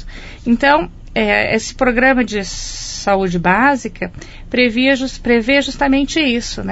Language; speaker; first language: Portuguese; native; Portuguese